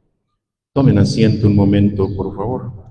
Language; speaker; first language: Spanish; native; Spanish